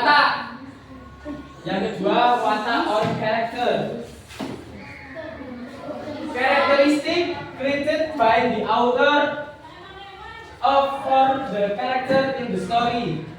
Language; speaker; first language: English; non-native, learner; Indonesian